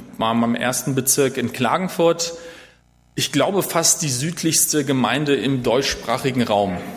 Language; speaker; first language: German; native; German